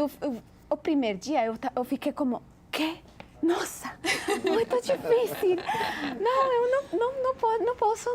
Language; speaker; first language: Portuguese; non-native, learner; Spanish